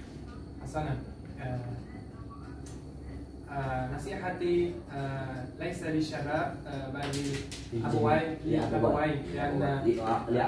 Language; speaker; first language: Arabic; non-native, learner; Uzbek